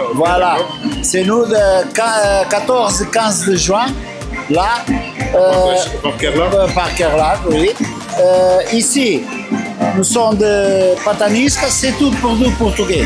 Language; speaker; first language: French; non-native, learner; Portuguese